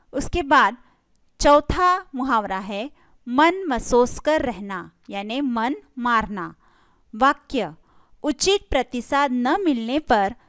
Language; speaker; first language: Hindi; non-native, local second language; Marathi